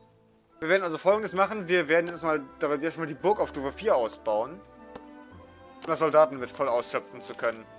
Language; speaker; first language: German; native; German